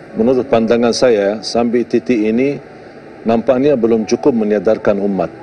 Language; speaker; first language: Indonesian; non-native, fluent; Arabic